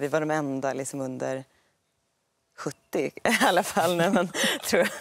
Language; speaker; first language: Swedish; native; Swedish